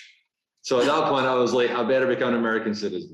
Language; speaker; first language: English; native; English